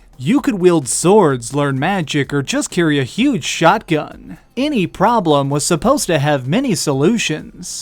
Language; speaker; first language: English; native; English